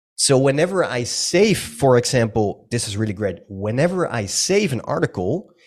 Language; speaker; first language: English; non-native, fluent; Dutch